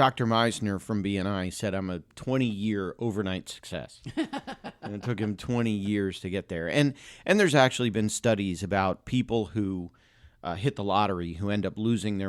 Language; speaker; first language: English; native; English